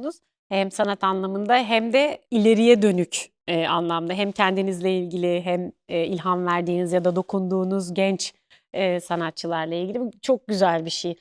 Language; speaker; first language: Turkish; native; Turkish